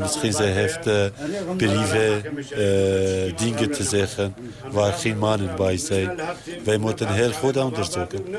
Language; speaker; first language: Dutch; non-native, learner; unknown